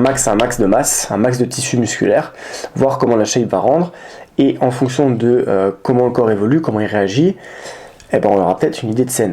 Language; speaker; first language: French; native; French